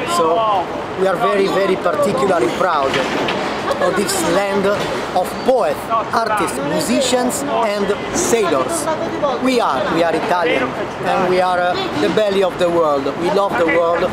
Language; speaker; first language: English; non-native, learner; Italian